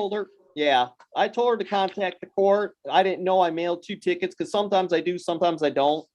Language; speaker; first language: English; native; English